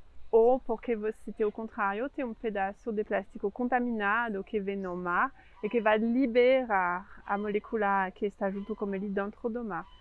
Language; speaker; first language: Portuguese; non-native, fluent; French